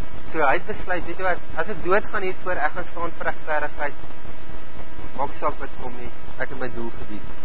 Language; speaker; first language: Afrikaans; native; Afrikaans